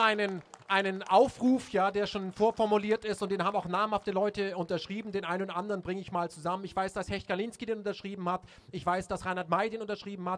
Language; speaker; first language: German; native; German